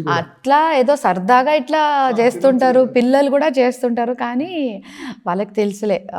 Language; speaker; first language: Telugu; non-native, fluent; Marathi